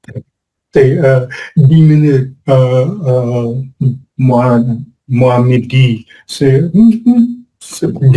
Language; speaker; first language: French; non-native, learner; English